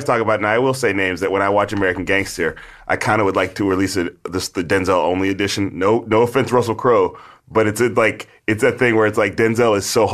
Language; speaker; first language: English; native; English